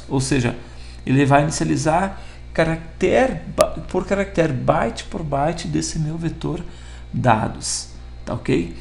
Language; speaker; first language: Portuguese; native; Portuguese